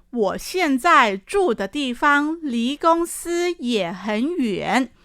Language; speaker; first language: Chinese; non-native, fluent; Thai